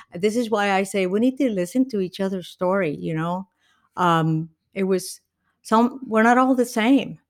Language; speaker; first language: English; non-native, fluent; Spanish